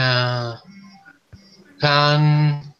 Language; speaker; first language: English; non-native, learner; Spanish